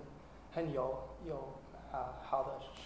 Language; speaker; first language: Chinese; non-native, learner; English